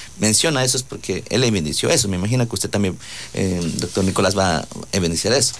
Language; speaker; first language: Spanish; non-native, local second language; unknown